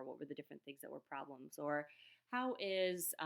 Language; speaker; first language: English; native; English